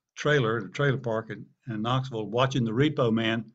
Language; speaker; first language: English; native; English